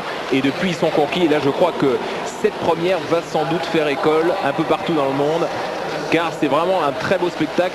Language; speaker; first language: French; native; French